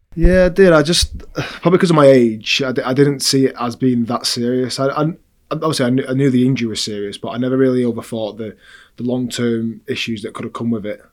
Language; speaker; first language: English; native; English